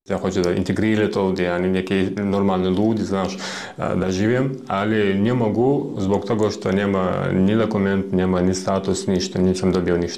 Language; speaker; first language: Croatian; non-native, learner; Chechen